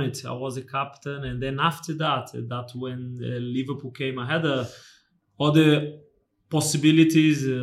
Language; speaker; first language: English; non-native, fluent; Portuguese